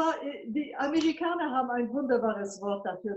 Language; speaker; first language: German; non-native, fluent; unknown